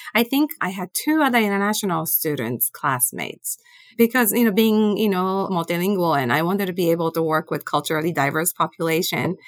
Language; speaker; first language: English; non-native, fluent; Japanese